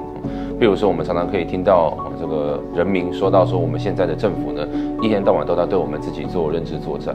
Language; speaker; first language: Chinese; native; Chinese